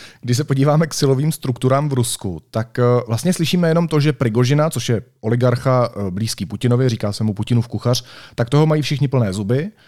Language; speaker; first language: Czech; native; Czech